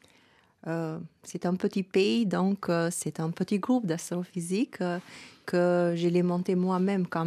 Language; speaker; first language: French; non-native, fluent; Albanian